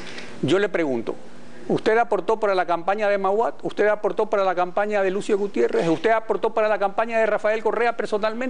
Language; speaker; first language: Spanish; native; Spanish